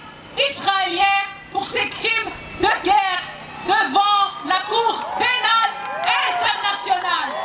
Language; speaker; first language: French; native; French